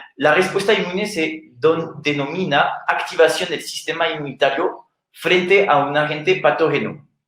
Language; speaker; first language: Spanish; non-native, fluent; French